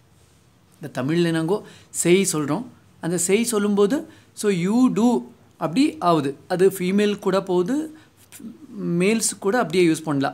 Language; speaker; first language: Tamil; non-native, fluent; Kannada